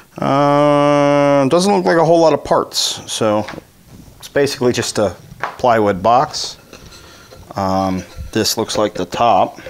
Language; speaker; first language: English; native; English